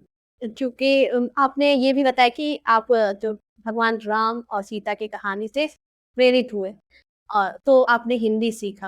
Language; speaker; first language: Hindi; native; Hindi